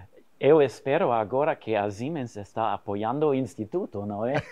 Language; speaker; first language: Portuguese; non-native, fluent; German